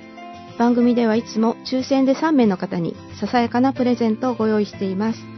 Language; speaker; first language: Japanese; native; Japanese